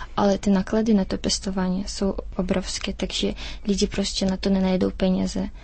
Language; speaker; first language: Czech; early bilingual, heritage; Czech